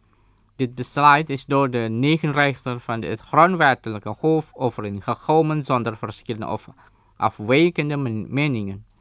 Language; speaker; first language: Dutch; non-native, fluent; Indonesian